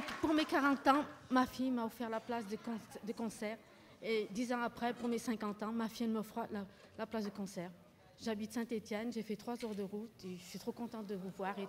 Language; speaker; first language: French; early bilingual, other home language; Kabyle